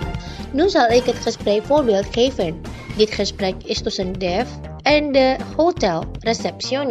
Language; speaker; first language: Dutch; non-native, learner; Indonesian